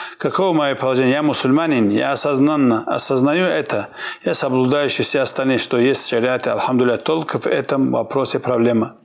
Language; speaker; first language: Russian; non-native, local second language; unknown